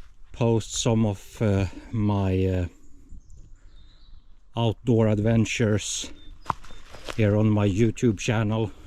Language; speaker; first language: English; non-native, fluent; Swedish